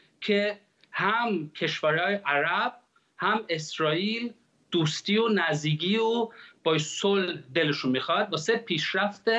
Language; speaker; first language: Persian; early bilingual, heritage; Persian